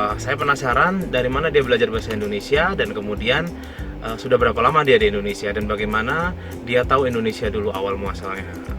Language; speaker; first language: Indonesian; native; Indonesian